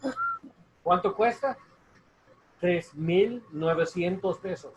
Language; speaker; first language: Spanish; non-native, learner; English